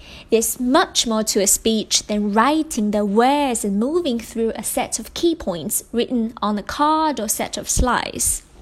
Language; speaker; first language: English; non-native, fluent; Chinese